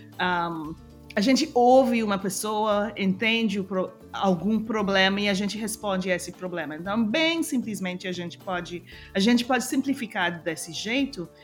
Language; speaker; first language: Portuguese; non-native, fluent; English